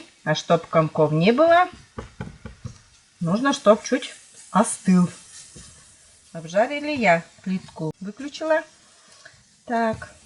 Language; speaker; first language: Russian; native; Russian